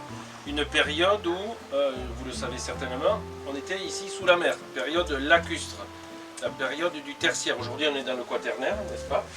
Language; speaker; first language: French; native; French